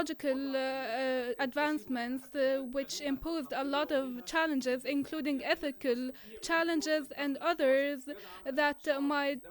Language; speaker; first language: English; non-native, fluent; Arabic